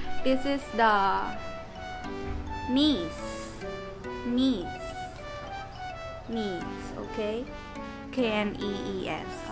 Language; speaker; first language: English; non-native, local second language; Filipino